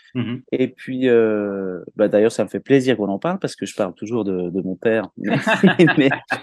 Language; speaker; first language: French; native; French